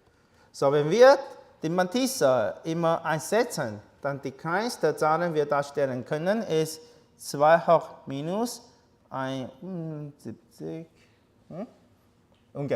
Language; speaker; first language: German; non-native, learner; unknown